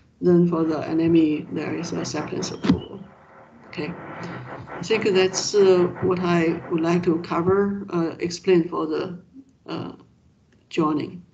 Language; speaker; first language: English; non-native, fluent; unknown